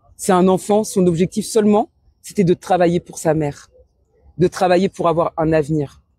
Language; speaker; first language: French; early bilingual, other home language; Wolof